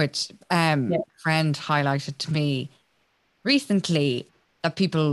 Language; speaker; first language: English; native; English